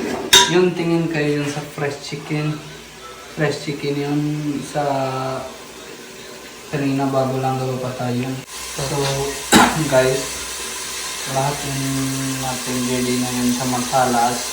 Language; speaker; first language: Filipino; non-native, learner; Hindi